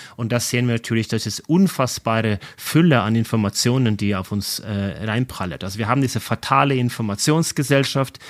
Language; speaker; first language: German; non-native, fluent; Norwegian